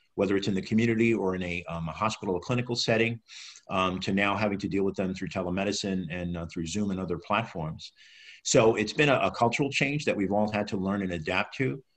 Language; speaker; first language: English; native; English